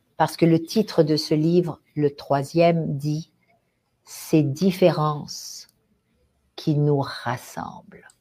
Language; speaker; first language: French; non-native, local second language; Arabic